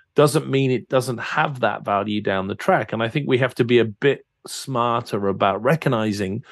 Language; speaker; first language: English; native; English